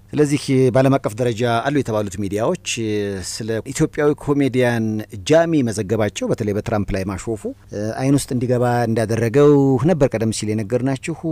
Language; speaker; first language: Amharic; native; Amharic